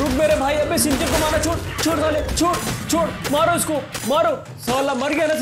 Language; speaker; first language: Hindi; native; Hindi